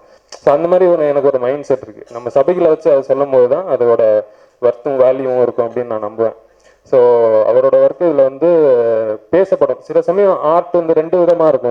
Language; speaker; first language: Tamil; native; Tamil